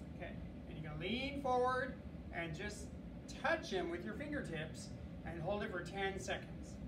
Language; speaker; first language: English; native; English